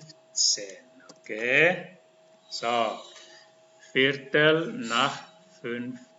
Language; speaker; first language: German; non-native, learner; Indonesian